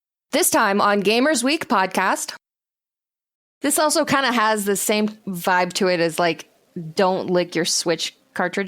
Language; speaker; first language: English; native; English